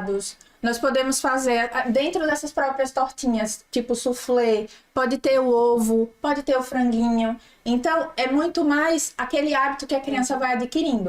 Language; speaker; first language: Portuguese; native; Portuguese